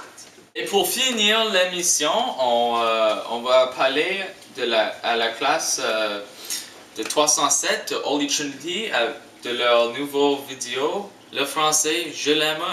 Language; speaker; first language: French; non-native, learner; English